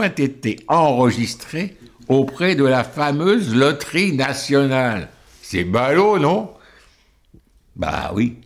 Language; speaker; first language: French; native; French